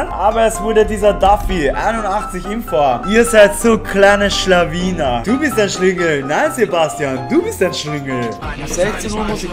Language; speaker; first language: German; native; German